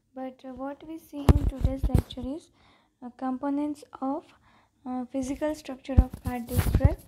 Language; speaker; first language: English; non-native, local second language; Gujarati